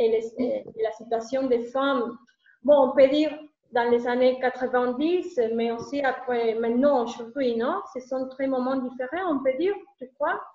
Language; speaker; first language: French; non-native, learner; Spanish